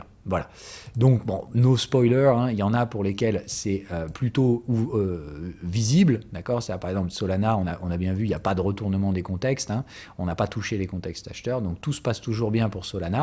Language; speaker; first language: French; native; French